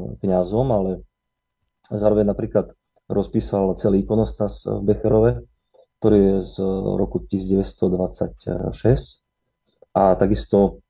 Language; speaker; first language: Slovak; native; Slovak